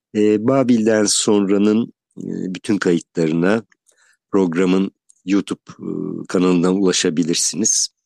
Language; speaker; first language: Turkish; native; Turkish